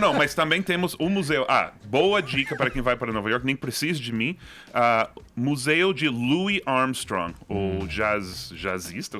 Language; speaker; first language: Portuguese; non-native, fluent; English